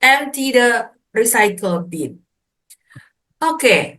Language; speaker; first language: English; non-native, fluent; Indonesian